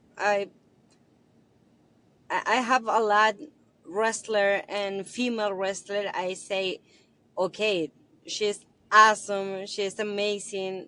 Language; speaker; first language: English; non-native, learner; Spanish